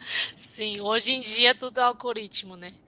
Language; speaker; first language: Portuguese; non-native, fluent; Chinese